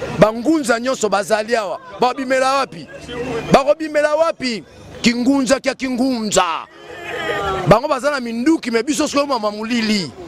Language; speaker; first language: Lingala; non-native, local second language; Kongo